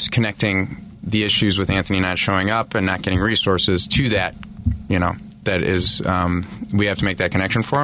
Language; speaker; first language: English; native; English